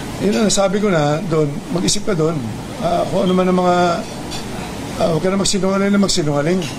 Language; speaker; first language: Filipino; native; Filipino